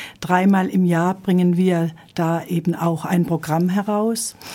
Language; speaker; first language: German; native; German